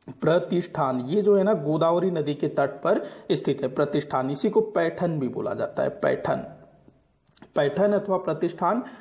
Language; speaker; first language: Hindi; non-native, local second language; Marathi